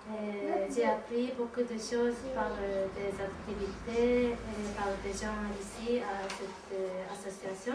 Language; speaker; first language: French; non-native, learner; Japanese